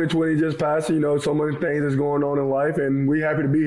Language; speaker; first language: English; native; English